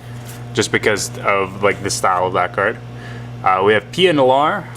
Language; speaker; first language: English; native; English